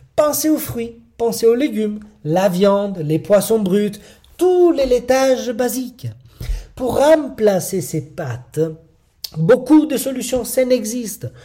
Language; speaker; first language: French; non-native, fluent; Italian